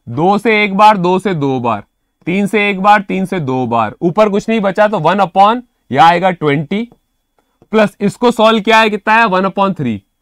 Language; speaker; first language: Hindi; native; Hindi